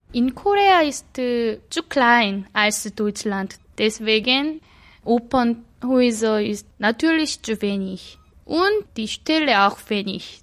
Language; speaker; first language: German; non-native, learner; Korean